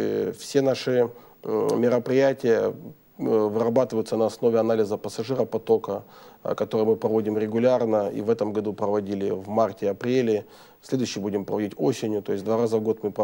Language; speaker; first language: Russian; native; Russian